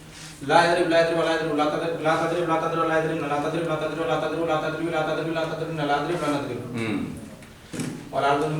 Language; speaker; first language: Arabic; non-native, learner; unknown